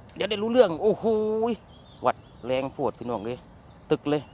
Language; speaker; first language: Thai; native; Thai